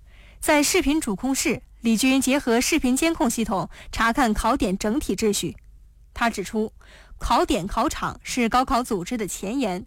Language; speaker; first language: Chinese; native; Chinese